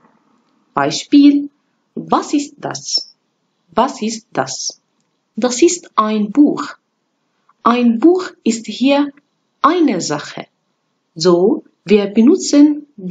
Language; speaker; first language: German; non-native, fluent; Arabic